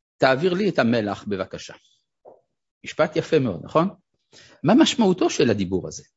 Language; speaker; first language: Hebrew; non-native, fluent; French